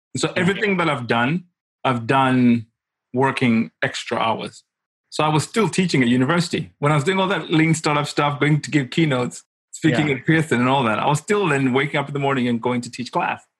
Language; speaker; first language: English; non-native, local second language; Shona